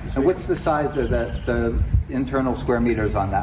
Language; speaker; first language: English; native; English